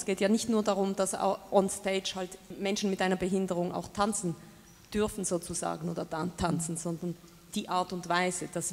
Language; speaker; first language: German; native; German